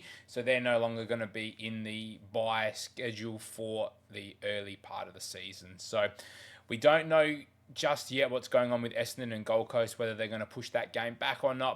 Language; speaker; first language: English; native; English